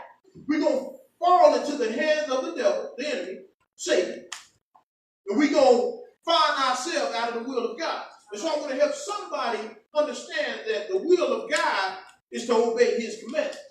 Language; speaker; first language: English; native; English